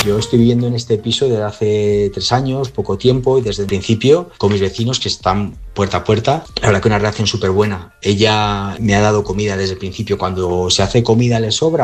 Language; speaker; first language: Spanish; native; Spanish